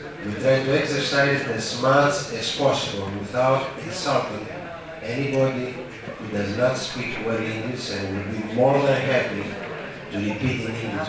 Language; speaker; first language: English; non-native, fluent; Greek